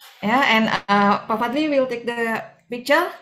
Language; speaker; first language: English; non-native, fluent; Indonesian